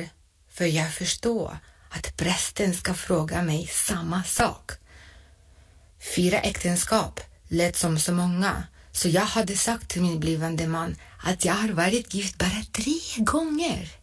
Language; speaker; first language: Swedish; non-native, fluent; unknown